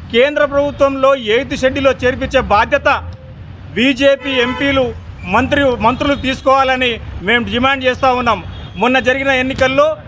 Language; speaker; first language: Telugu; non-native, local second language; Lambadi